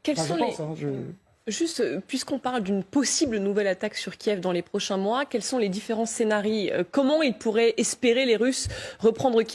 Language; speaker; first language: French; native; French